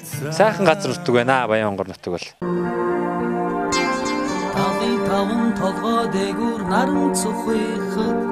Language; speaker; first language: Mongolian; native; Mongolian